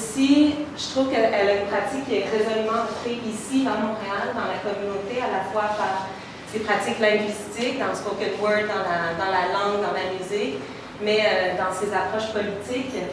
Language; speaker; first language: French; native; French